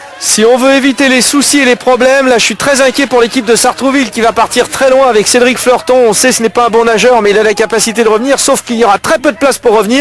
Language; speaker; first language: French; native; French